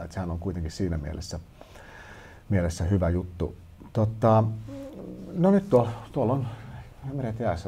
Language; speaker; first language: Finnish; native; Finnish